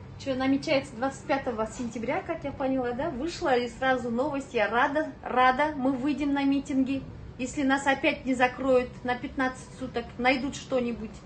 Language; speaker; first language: Russian; non-native, local second language; Kazakh